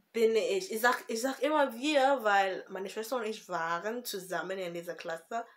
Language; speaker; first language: German; non-native, learner; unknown